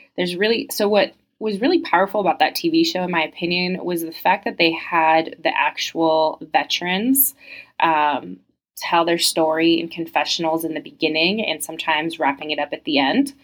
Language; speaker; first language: English; early bilingual, other home language; French